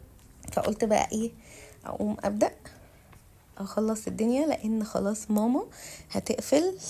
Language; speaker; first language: Arabic; native; Arabic